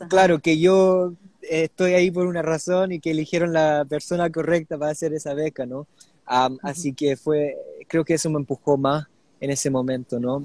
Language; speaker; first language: Spanish; early bilingual, heritage; Spanish